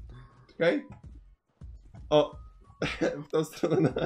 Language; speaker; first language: Polish; native; Polish